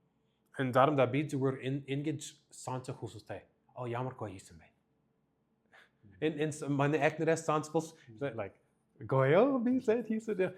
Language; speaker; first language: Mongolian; early bilingual, heritage; English